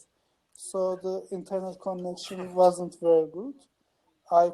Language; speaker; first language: English; non-native, learner; Turkish